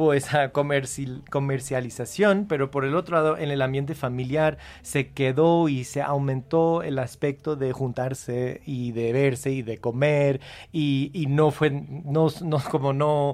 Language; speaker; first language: Spanish; non-native, fluent; English